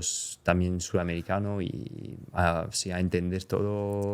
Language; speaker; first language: Spanish; non-native, fluent; French